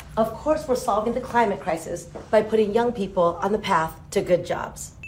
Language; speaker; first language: English; non-native, fluent; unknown